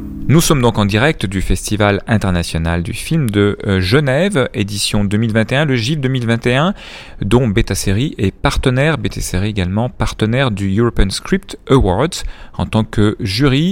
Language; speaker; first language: French; native; French